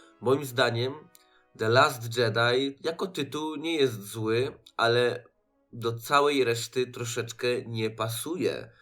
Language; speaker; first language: Polish; native; Polish